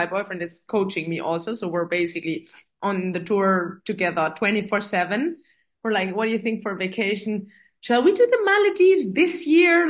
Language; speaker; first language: English; non-native, fluent; German